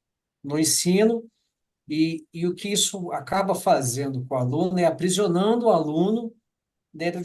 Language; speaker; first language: Portuguese; native; Portuguese